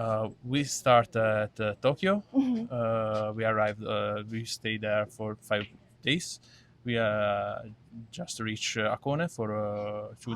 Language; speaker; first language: English; non-native, learner; Italian